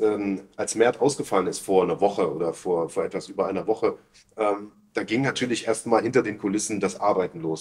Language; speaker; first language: German; native; German